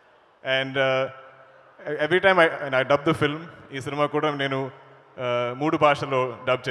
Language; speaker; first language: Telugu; non-native, learner; Malayalam